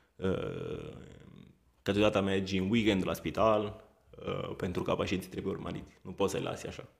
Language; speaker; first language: Romanian; non-native, fluent; Italian